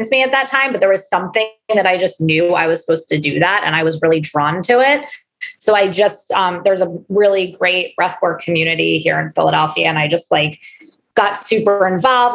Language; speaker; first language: English; native; English